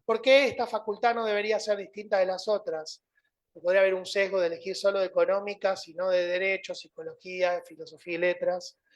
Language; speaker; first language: Spanish; native; Spanish